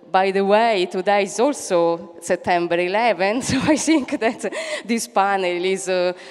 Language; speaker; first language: English; non-native, fluent; Italian